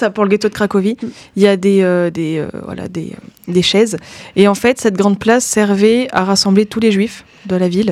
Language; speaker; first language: French; native; French